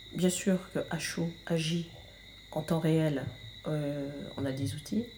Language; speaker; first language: French; native; French